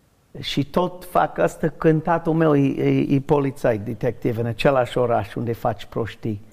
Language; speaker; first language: Romanian; non-native, learner; English